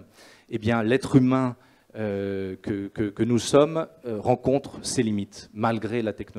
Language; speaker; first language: French; native; French